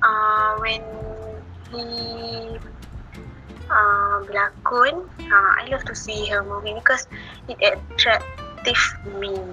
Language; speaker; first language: English; non-native, learner; Malay